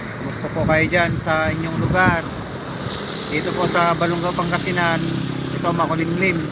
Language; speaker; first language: Filipino; non-native, local second language; Iloko